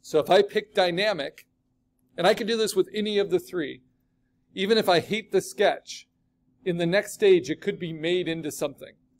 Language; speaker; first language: English; native; English